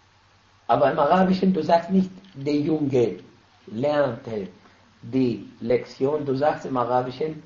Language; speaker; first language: German; non-native, fluent; Arabic